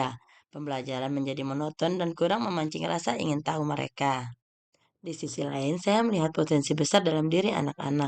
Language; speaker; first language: Indonesian; native; Indonesian